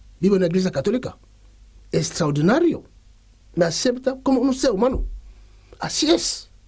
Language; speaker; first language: Spanish; non-native, fluent; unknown